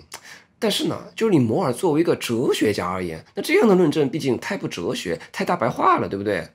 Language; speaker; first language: Chinese; native; Chinese